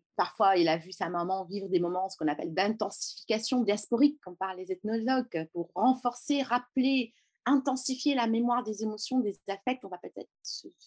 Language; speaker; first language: French; native; French